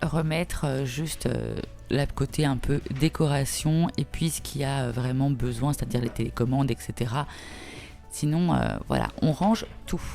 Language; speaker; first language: French; native; French